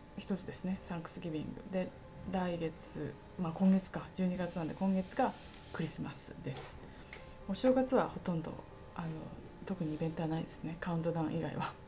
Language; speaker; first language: Japanese; native; Japanese